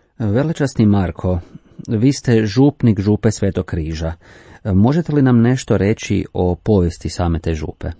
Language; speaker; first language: Croatian; native; Croatian